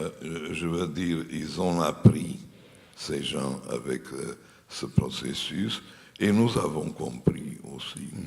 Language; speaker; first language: French; non-native, fluent; Portuguese